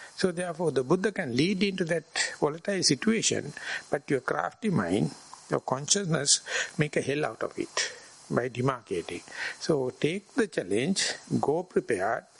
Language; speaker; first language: English; non-native, local second language; Sinhala